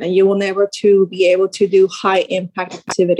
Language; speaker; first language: English; native; English